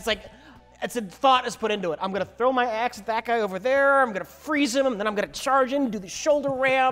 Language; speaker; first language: English; native; English